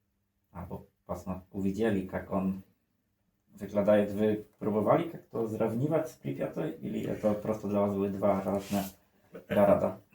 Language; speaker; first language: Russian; non-native, learner; Polish